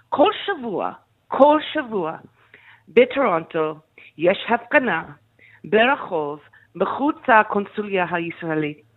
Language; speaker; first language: Hebrew; non-native, fluent; English